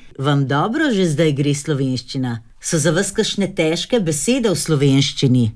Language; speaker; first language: Slovenian; native; Slovenian